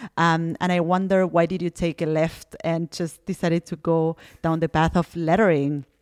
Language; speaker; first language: English; non-native, fluent; Spanish